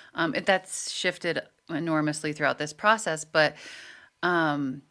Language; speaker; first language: English; native; English